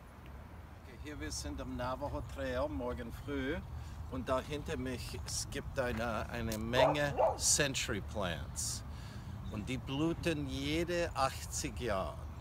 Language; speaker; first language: German; non-native, learner; English